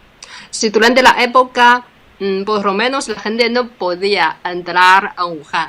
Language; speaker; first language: Spanish; non-native, fluent; Chinese